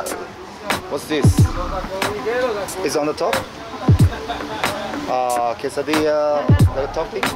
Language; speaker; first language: English; non-native, learner; Japanese